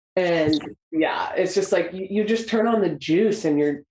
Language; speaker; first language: English; native; English